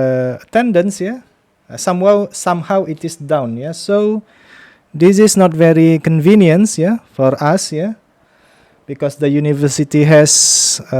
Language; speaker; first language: English; non-native, fluent; Indonesian